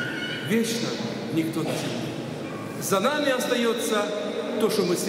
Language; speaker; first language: Russian; non-native, local second language; Ukrainian